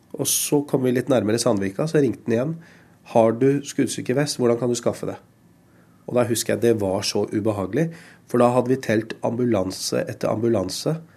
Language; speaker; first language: Norwegian; early bilingual, other home language; Urdu